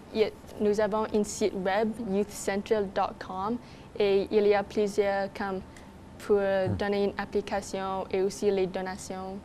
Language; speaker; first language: French; non-native, local second language; English